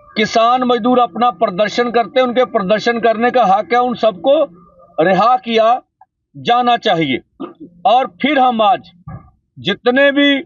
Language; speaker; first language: Hindi; non-native, local second language; Punjabi